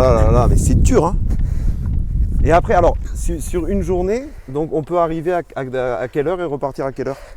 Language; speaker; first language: French; native; French